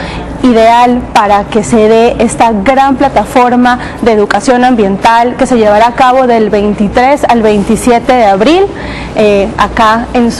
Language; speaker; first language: Spanish; native; Spanish